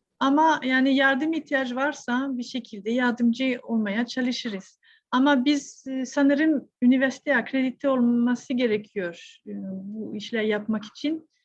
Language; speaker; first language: Turkish; non-native, fluent; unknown